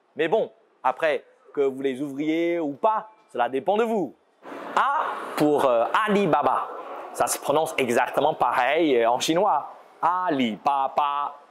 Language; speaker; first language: French; non-native, fluent; Chinese